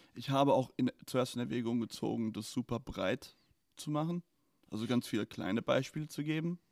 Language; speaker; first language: German; native; German